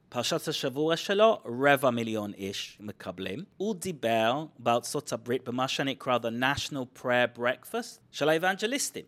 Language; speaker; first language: Hebrew; non-native, fluent; English